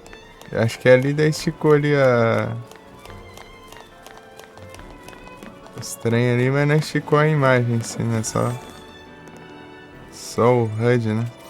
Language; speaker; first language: Portuguese; native; Portuguese